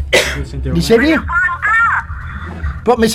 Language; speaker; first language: Italian; native; Italian